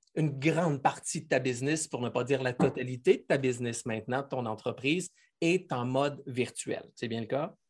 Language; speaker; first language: French; native; French